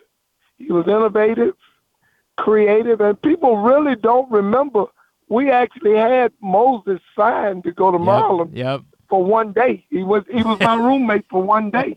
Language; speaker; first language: English; native; English